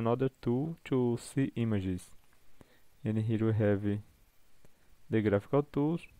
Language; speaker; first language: English; non-native, fluent; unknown